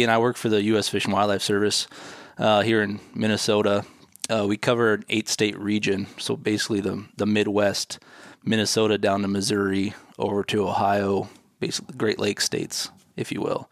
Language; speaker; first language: English; native; English